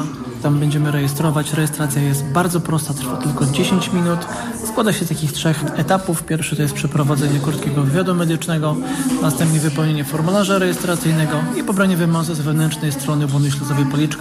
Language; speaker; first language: Polish; native; Polish